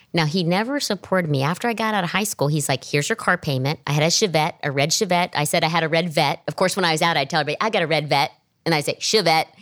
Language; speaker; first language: English; native; English